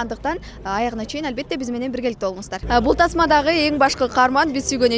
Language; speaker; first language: Kyrgyz; native; Kyrgyz